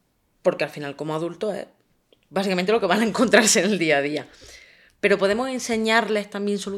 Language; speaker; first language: Spanish; native; Spanish